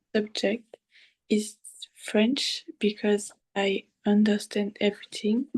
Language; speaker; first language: English; non-native, learner; French